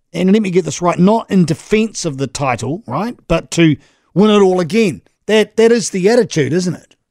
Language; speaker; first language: English; native; English